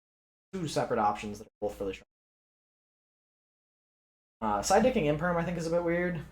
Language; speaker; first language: English; native; English